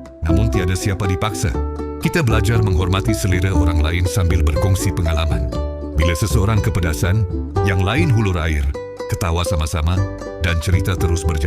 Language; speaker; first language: Malay; native; Malay